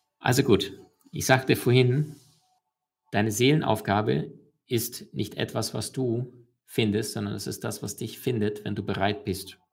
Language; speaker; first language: German; early bilingual, other home language; Russian